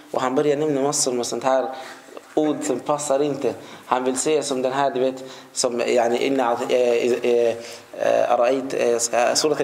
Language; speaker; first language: Swedish; non-native, fluent; Arabic